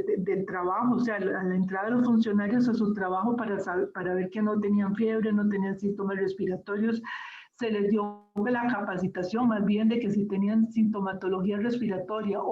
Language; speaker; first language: Spanish; native; Spanish